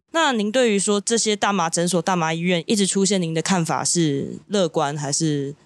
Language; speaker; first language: Chinese; native; Chinese